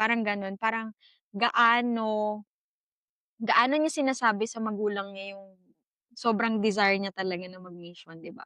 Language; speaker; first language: Filipino; native; Filipino